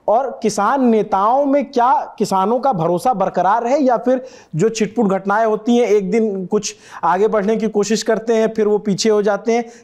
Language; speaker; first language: Hindi; native; Hindi